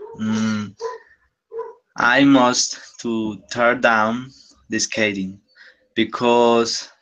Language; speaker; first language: English; non-native, learner; Spanish